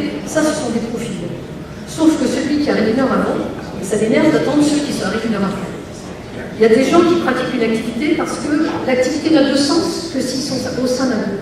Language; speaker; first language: French; native; French